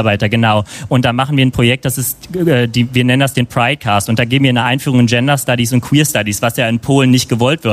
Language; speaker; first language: German; native; German